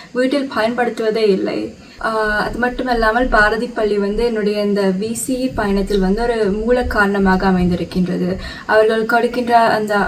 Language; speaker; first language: Tamil; early bilingual, heritage; Tamil